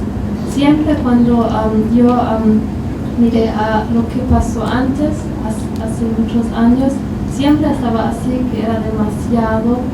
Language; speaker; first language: Spanish; non-native, fluent; German